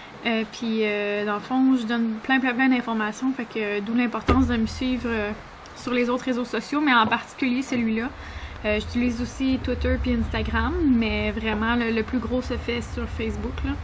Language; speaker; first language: French; native; French